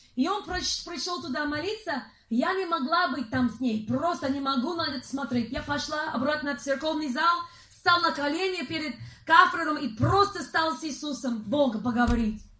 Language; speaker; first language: Russian; non-native, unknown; English